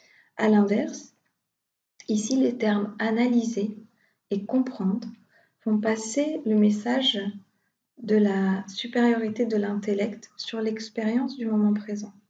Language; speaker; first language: French; native; French